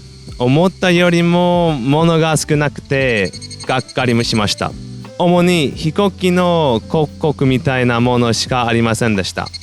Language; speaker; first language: Japanese; non-native, fluent; English